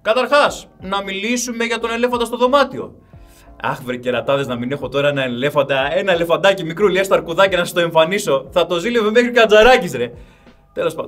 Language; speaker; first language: Greek; native; Greek